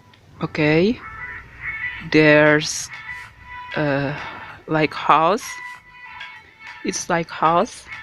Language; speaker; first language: English; non-native, learner; Indonesian